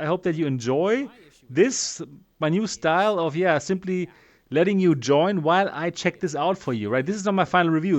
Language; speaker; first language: English; non-native, fluent; German